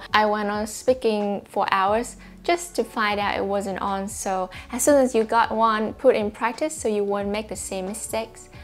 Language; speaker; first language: English; non-native, fluent; Vietnamese